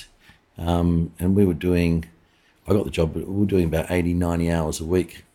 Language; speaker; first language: English; native; English